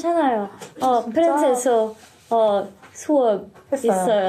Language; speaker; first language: Korean; non-native, learner; French